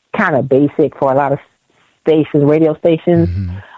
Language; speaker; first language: English; native; English